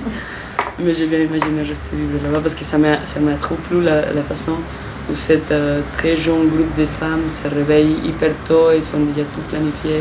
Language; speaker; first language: French; non-native, fluent; Spanish